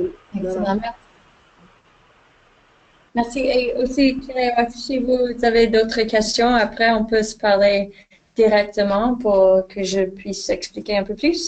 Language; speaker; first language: French; non-native, fluent; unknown